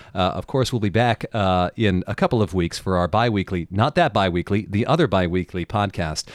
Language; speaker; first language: English; native; English